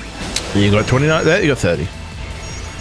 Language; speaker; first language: English; native; English